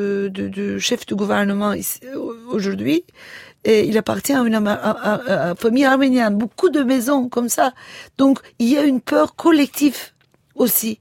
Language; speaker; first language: French; non-native, fluent; Turkish